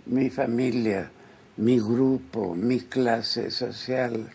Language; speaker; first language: Spanish; native; Spanish